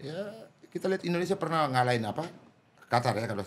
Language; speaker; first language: Indonesian; non-native, local second language; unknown